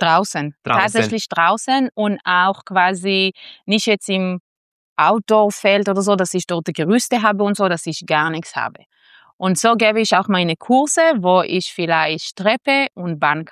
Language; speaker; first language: German; non-native, fluent; Hebrew